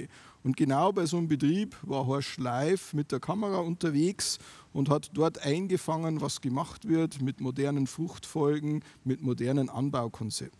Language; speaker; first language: German; native; German